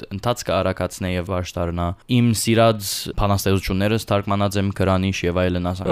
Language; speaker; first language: Armenian; early bilingual, heritage; Armenian